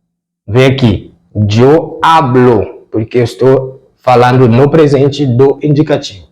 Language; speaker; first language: Portuguese; non-native, fluent; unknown